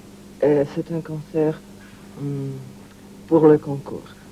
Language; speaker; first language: French; non-native, learner; Russian